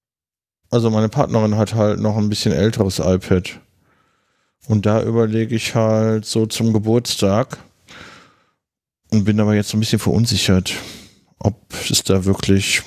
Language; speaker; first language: German; native; German